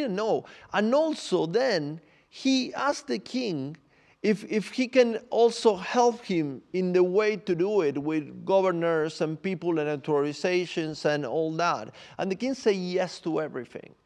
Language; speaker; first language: English; non-native, fluent; Spanish